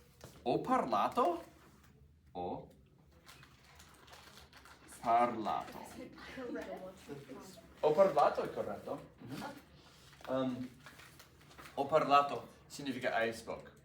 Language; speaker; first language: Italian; non-native, fluent; English